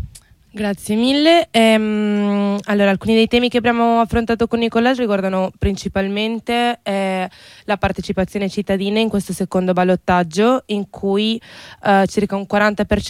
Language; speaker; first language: Italian; non-native, fluent; Spanish